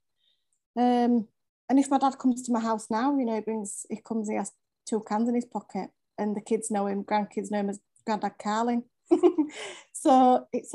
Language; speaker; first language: English; native; English